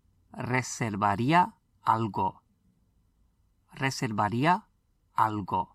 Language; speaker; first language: Spanish; non-native, fluent; English